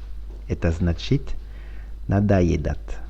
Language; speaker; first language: Russian; non-native, fluent; French